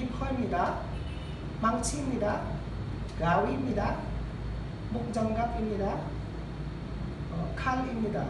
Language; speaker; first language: Korean; non-native, learner; Filipino